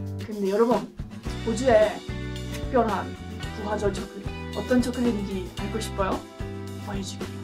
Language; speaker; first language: Korean; non-native, learner; English